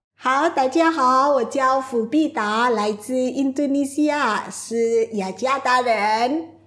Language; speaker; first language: Chinese; non-native, fluent; Indonesian